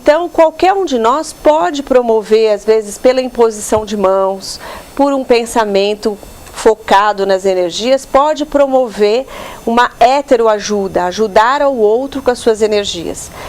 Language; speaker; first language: Portuguese; native; Portuguese